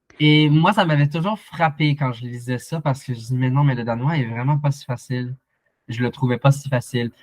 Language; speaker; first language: French; native; French